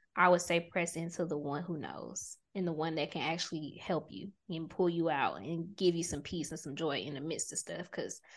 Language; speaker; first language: English; native; English